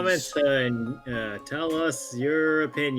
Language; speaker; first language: English; native; English